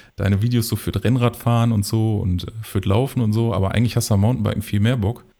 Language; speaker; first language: German; native; German